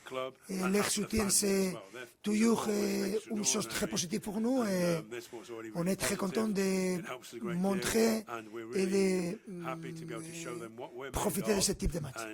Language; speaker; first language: French; non-native, fluent; Spanish